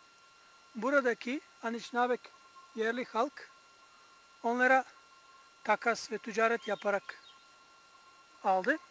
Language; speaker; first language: Turkish; non-native, fluent; English